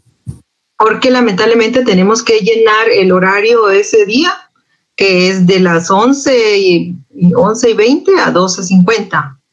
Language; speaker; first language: Spanish; native; Spanish